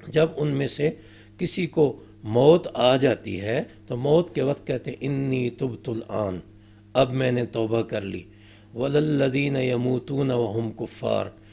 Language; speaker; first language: Urdu; native; Urdu